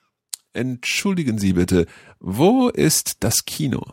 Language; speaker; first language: German; non-native, learner; English